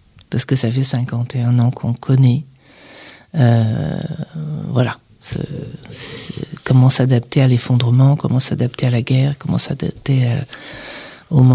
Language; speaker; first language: French; non-native, local second language; Arabic